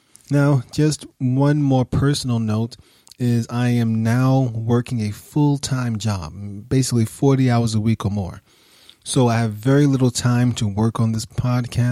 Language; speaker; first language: English; native; English